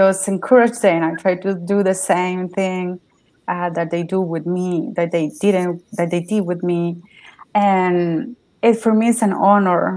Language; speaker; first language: English; non-native, learner; Spanish